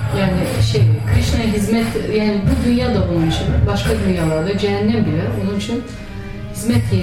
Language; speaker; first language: Turkish; early bilingual, heritage; Turkish